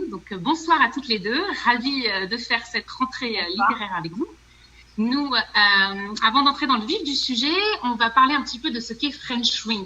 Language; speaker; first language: French; native; French